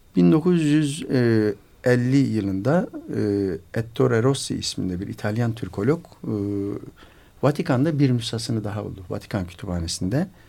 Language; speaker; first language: Turkish; native; Turkish